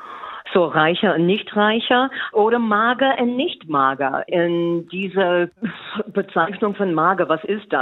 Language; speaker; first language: German; non-native, fluent; English